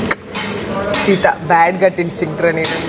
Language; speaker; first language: Telugu; native; Telugu